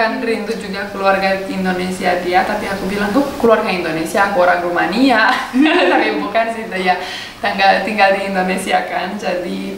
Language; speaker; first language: Indonesian; non-native, learner; Russian